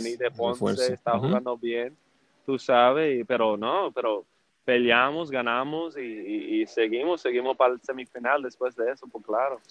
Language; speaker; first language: Spanish; early bilingual, heritage; English